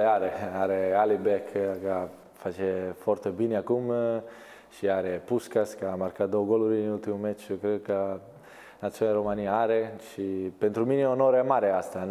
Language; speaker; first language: Romanian; non-native, learner; Italian